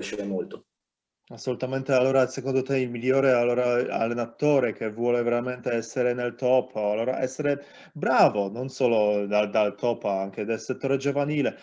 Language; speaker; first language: Italian; non-native, learner; Polish